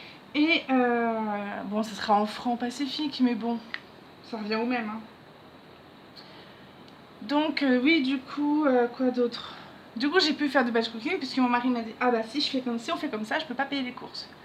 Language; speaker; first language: French; native; French